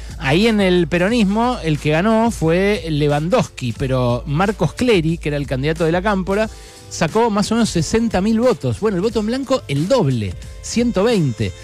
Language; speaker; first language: Spanish; native; Spanish